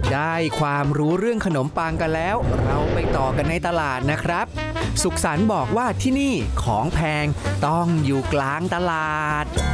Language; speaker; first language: Thai; native; Thai